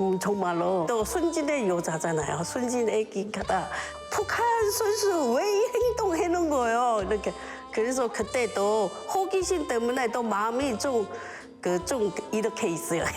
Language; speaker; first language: Korean; non-native, learner; Chinese